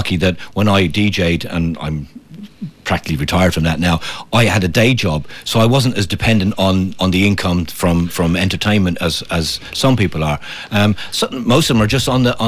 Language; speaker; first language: English; native; English